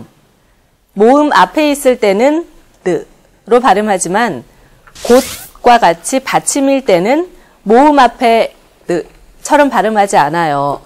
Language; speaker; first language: Korean; native; Korean